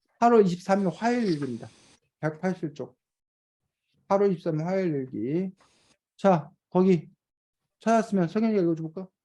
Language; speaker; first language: Korean; native; Korean